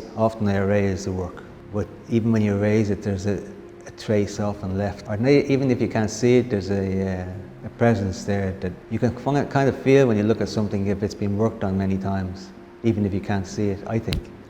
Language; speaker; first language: English; native; English